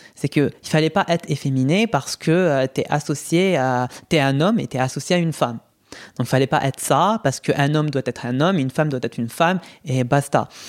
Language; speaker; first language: French; non-native, local second language; Arabic